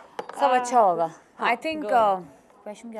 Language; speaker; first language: Hindi; native; Hindi